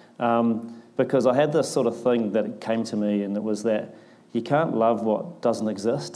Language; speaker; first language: English; native; English